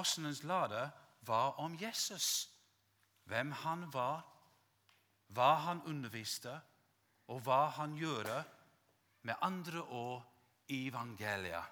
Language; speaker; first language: Norwegian; non-native, fluent; English